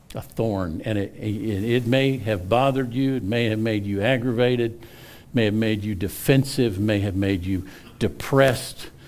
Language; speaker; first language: English; native; English